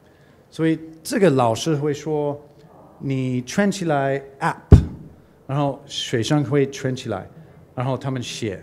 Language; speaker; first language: Chinese; non-native, learner; English